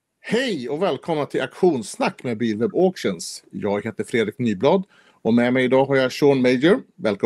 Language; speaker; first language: Swedish; native; Swedish